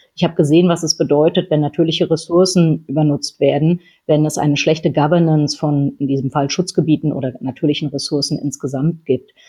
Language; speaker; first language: German; native; German